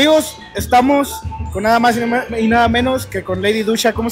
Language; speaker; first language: Spanish; native; Spanish